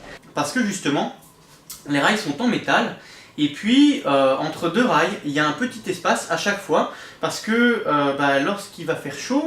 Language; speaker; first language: French; native; French